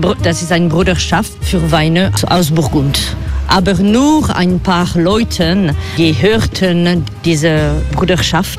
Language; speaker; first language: German; non-native, fluent; French